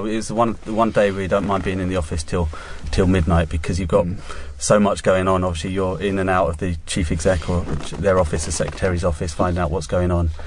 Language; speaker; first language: English; native; English